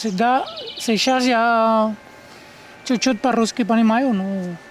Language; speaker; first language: Russian; non-native, learner; Spanish